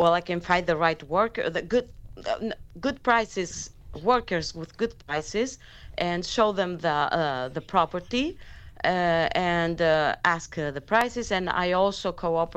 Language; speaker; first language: English; non-native, fluent; Greek